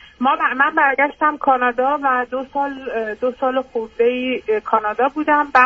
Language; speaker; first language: Persian; native; Persian